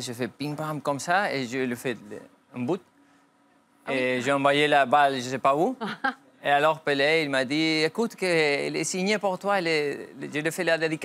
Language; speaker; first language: French; non-native, fluent; Spanish